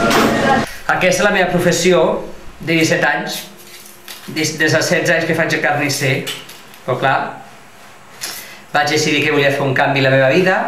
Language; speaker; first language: Catalan; non-native, local second language; Spanish